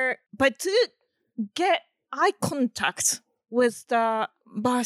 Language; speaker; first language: English; non-native, fluent; Japanese